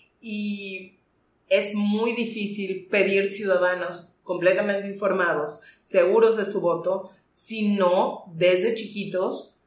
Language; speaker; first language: Spanish; native; Spanish